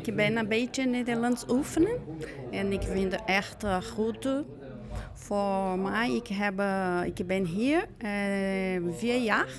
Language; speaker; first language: Dutch; non-native, learner; Portuguese